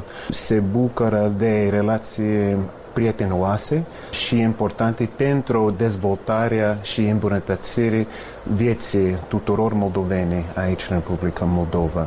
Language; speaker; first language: Romanian; non-native, fluent; English